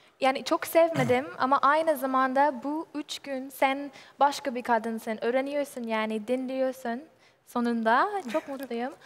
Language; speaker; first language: Turkish; non-native, learner; English